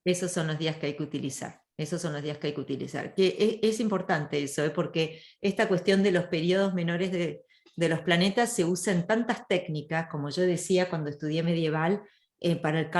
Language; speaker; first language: Spanish; native; Spanish